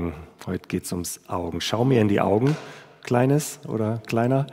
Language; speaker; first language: German; native; German